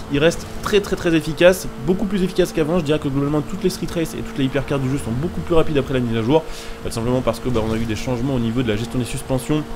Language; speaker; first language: French; native; French